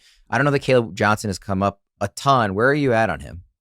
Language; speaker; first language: English; native; English